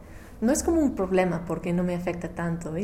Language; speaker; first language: Spanish; non-native, fluent; English